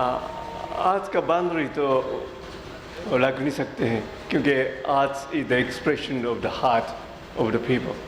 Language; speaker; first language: Hindi; non-native, fluent; Japanese